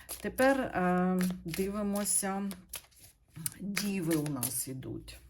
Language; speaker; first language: Ukrainian; non-native, local second language; Russian